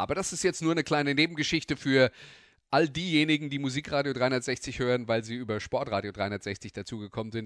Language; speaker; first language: German; native; German